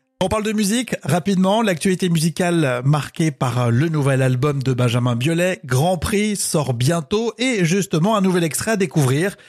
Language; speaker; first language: French; native; French